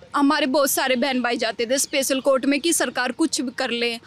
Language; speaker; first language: Hindi; native; Hindi